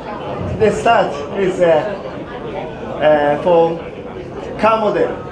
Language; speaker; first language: English; non-native, learner; Japanese